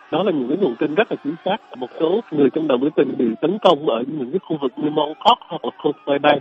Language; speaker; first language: Vietnamese; early bilingual, heritage; Vietnamese